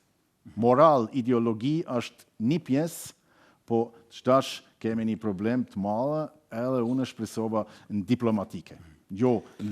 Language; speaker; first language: Albanian; non-native, learner; German